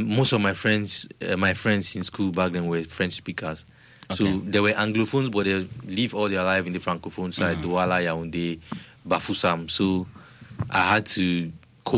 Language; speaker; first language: English; non-native, local second language; Igbo